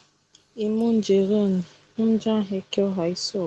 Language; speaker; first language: Korean; non-native, learner; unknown